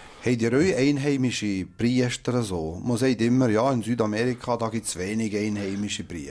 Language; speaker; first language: German; native; German